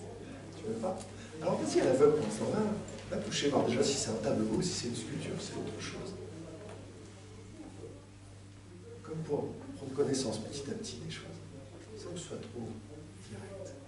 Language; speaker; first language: French; native; French